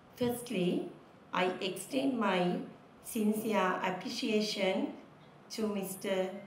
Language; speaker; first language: English; non-native, local second language; Sinhala